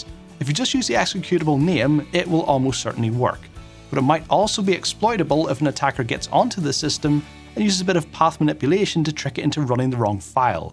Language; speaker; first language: English; native; English